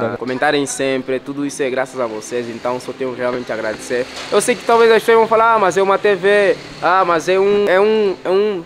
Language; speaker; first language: Portuguese; native; Portuguese